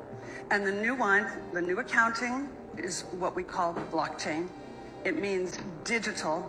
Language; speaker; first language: English; native; English